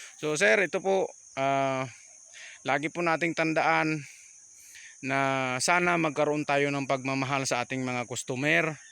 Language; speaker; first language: Filipino; native; Filipino